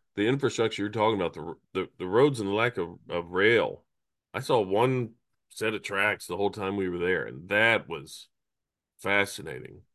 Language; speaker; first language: English; native; English